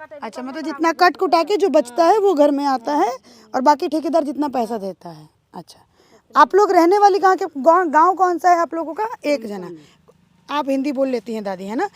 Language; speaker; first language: Hindi; native; Hindi